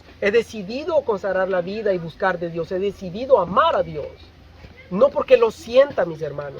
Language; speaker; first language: Spanish; native; Spanish